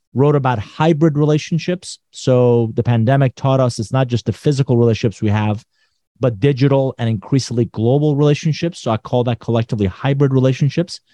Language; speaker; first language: English; non-native, fluent; Persian